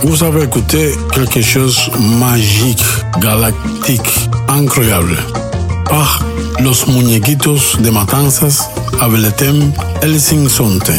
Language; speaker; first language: French; non-native, learner; Spanish